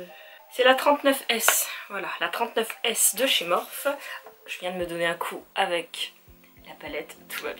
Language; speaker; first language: French; native; French